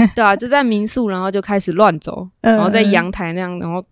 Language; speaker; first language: Chinese; native; Chinese